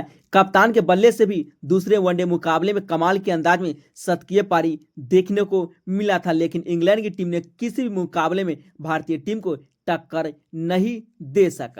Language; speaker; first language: Hindi; native; Hindi